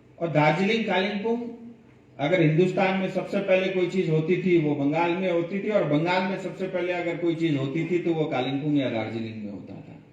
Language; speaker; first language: Hindi; non-native, local second language; Nepali